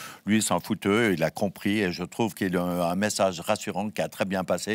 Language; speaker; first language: French; native; French